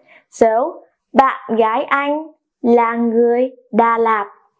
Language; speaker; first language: Vietnamese; native; Vietnamese